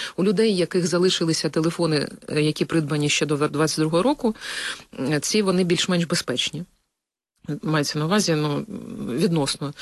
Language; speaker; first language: Ukrainian; native; Ukrainian